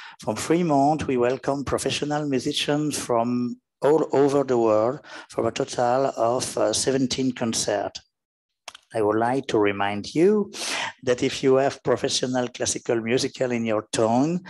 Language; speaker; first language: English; non-native, learner; French